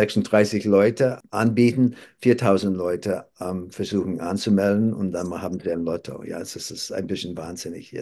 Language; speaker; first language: German; non-native, fluent; English